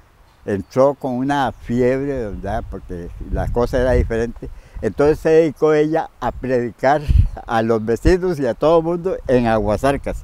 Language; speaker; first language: Spanish; native; Spanish